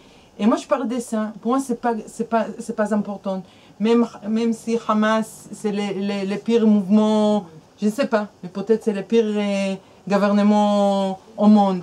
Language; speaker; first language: French; non-native, fluent; Hebrew